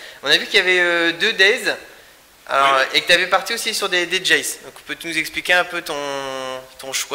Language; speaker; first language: French; native; French